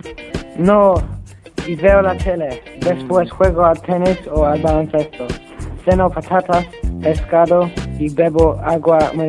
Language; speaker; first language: Spanish; non-native, learner; English